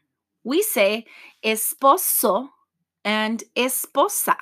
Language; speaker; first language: Spanish; non-native, learner; English